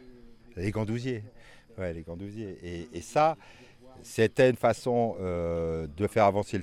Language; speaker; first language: French; native; French